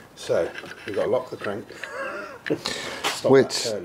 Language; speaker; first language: English; native; English